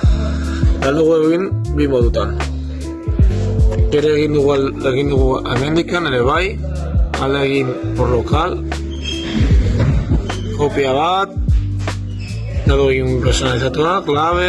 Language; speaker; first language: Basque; non-native, local second language; Spanish